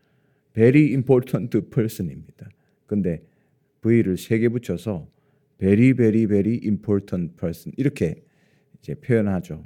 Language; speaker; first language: Korean; native; Korean